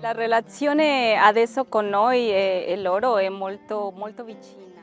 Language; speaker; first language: Italian; non-native, learner; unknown